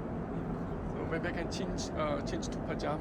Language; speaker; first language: English; non-native, learner; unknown